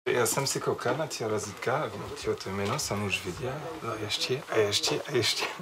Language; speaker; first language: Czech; non-native, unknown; French